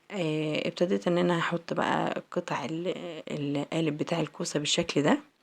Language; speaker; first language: Arabic; native; Arabic